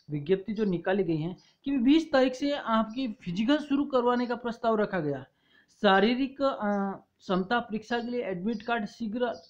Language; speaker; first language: Hindi; native; Hindi